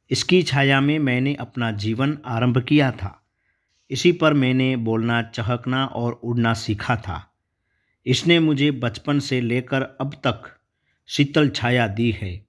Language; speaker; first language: Hindi; non-native, local second language; Gujarati